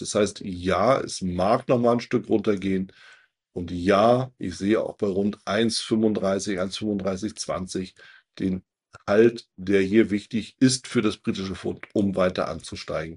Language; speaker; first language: German; native; German